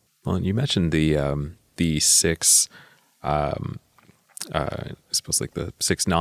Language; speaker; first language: English; native; English